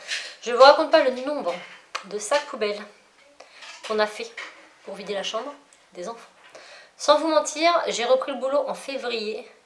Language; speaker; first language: French; native; French